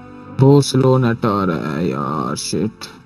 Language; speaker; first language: Hindi; native; Hindi